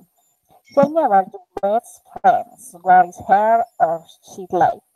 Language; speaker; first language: English; non-native, learner; Spanish